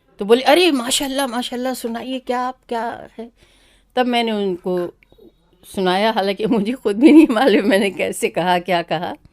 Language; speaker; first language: Urdu; native; Urdu